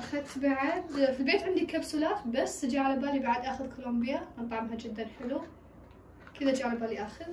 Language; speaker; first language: Arabic; native; Arabic